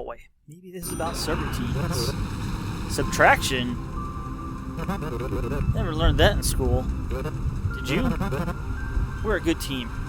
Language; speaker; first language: English; native; English